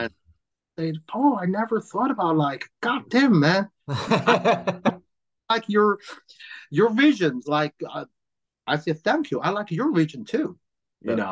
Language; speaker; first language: English; non-native, learner; Chinese